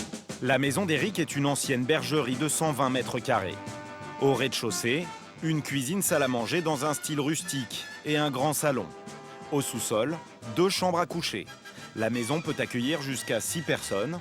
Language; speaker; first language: French; native; French